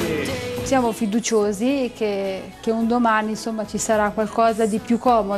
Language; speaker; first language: Italian; native; Italian